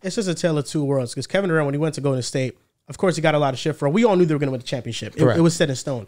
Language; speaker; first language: English; native; English